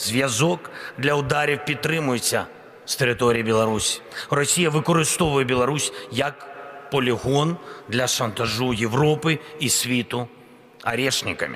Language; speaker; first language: Ukrainian; non-native, local second language; Russian